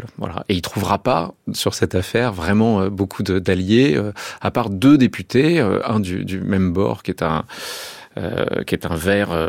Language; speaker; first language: French; native; French